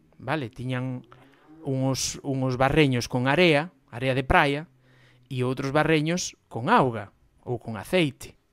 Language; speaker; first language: Galician; non-native, local second language; Spanish